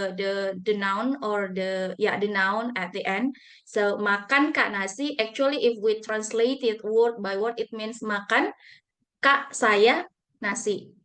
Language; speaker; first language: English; non-native, fluent; Buginese